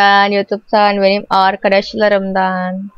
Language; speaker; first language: Turkish; non-native, learner; Indonesian